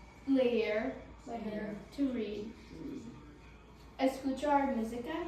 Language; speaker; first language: Spanish; non-native, learner; English